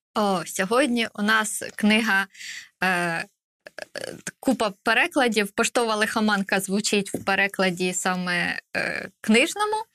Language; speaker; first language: Ukrainian; native; Ukrainian